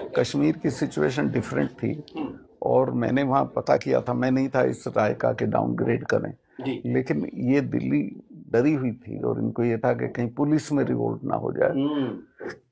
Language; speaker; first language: Hindi; native; Hindi